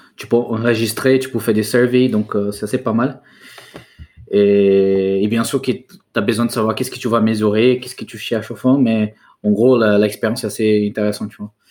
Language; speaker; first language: French; non-native, fluent; Portuguese